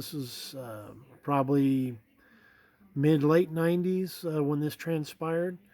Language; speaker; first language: English; native; English